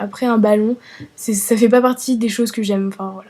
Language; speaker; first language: French; early bilingual, other home language; Vietnamese